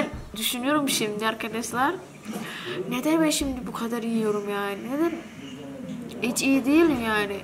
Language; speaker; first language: Turkish; non-native, learner; Indonesian